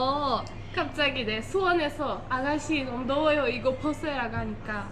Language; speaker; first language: Korean; non-native, fluent; Turkish